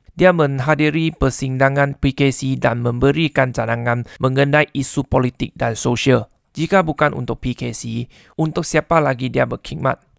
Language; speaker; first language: Malay; non-native, local second language; Chinese